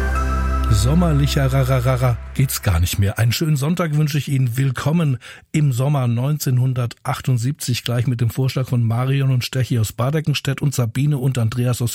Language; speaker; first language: German; native; German